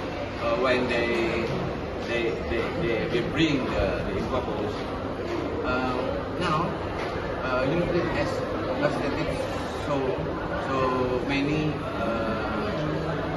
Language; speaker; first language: English; non-native, learner; Indonesian